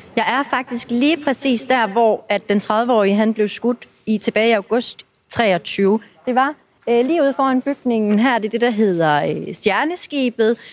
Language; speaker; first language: Danish; native; Danish